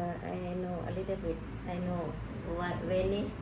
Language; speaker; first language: English; non-native, learner; Thai